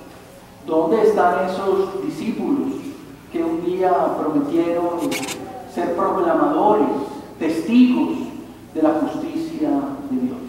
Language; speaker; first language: Spanish; native; Spanish